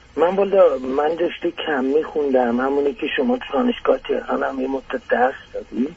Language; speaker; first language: Persian; non-native, local second language; Azerbaijani